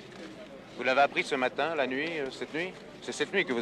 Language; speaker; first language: French; native; French